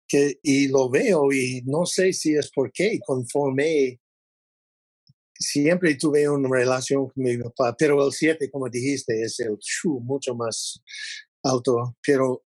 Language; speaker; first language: Spanish; non-native, fluent; English